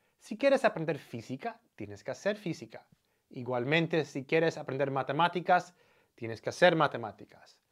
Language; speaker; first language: Spanish; non-native, fluent; English